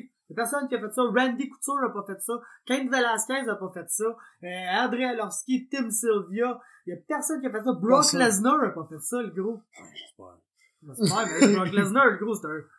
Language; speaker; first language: French; native; French